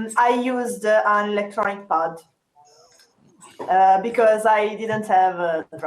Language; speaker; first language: English; non-native, fluent; Italian